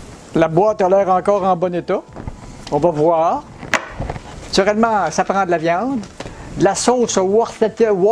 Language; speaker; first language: French; native; French